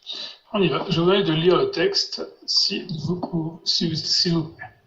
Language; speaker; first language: French; non-native, fluent; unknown